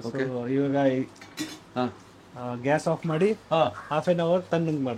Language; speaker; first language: Kannada; non-native, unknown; Nepali